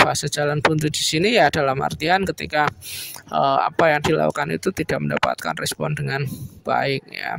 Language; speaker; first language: Indonesian; native; Indonesian